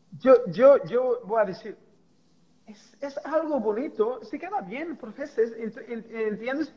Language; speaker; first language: Spanish; non-native, fluent; Portuguese